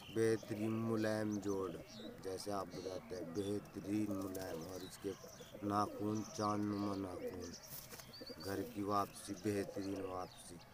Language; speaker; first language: Hindi; native; Hindi